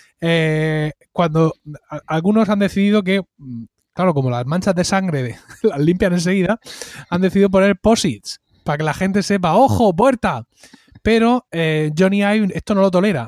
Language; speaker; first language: Spanish; native; Spanish